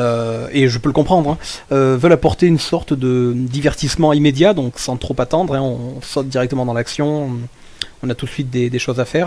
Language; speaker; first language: French; native; French